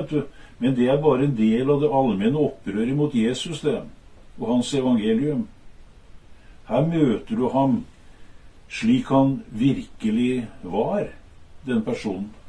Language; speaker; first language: Norwegian; native; Norwegian